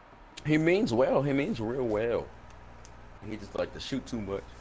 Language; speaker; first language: English; native; English